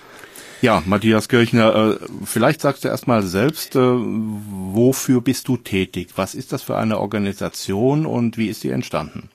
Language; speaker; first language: German; native; German